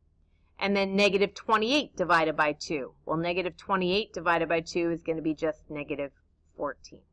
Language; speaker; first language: English; native; English